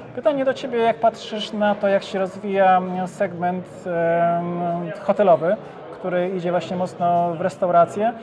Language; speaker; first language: Polish; native; Polish